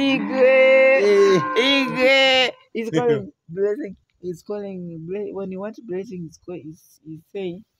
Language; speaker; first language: English; non-native, learner; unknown